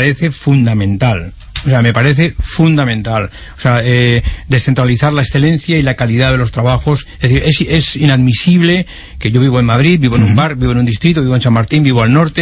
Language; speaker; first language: Spanish; native; Spanish